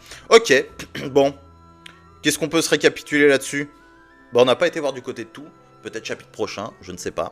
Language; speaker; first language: French; native; French